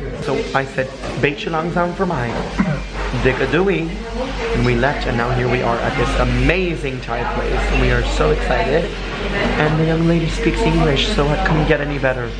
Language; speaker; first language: English; native; English